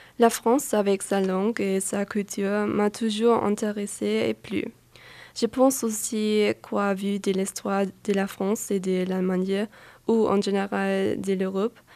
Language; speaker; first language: French; non-native, learner; German